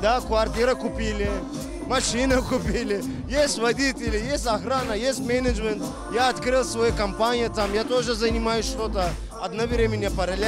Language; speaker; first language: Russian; non-native, learner; Turkish